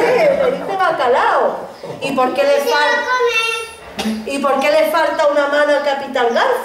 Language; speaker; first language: Spanish; native; Spanish